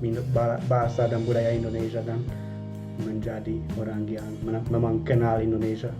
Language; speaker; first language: Indonesian; non-native, fluent; Hungarian